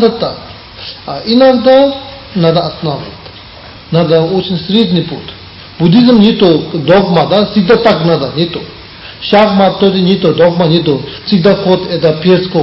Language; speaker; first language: Russian; non-native, learner; Tibetan